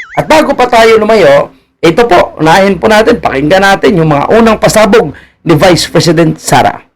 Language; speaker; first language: Filipino; native; Filipino